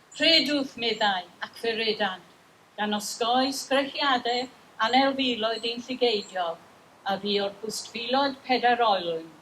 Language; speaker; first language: Welsh; non-native, learner; English